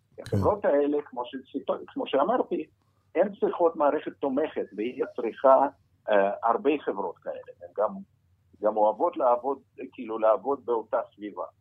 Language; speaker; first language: Hebrew; non-native, fluent; Russian